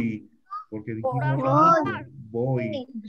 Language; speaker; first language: Spanish; native; Spanish